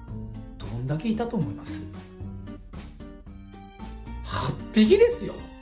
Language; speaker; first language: Japanese; native; Japanese